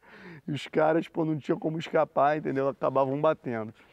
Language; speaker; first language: Portuguese; native; Portuguese